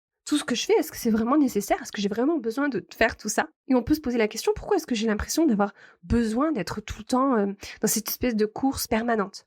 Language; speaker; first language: French; native; French